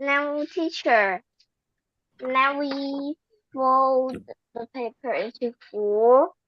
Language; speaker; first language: English; non-native, learner; Vietnamese